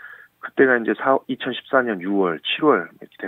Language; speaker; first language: Korean; native; Korean